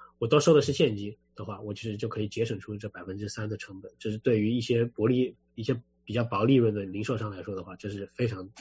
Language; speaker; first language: Chinese; native; Chinese